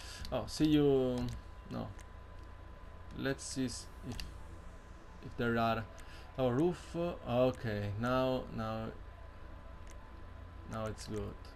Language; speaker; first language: English; non-native, learner; Italian